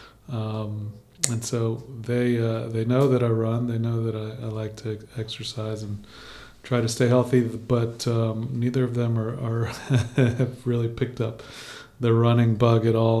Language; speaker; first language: English; native; English